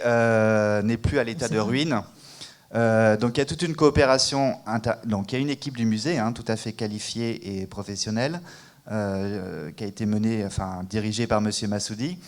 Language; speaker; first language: French; native; French